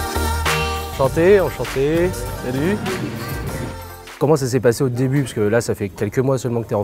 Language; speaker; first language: French; native; French